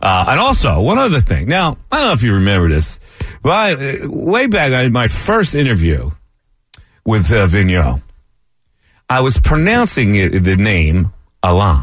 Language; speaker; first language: English; native; English